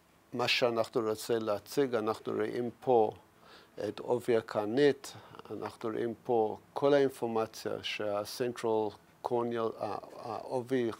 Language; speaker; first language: Hebrew; non-native, fluent; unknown